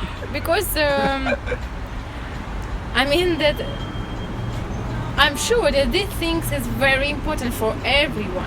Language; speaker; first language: English; non-native, learner; Russian